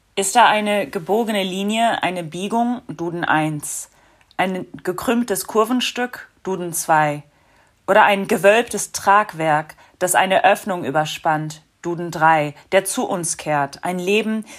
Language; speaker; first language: German; non-native, fluent; English